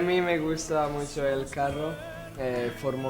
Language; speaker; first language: Spanish; non-native, learner; Italian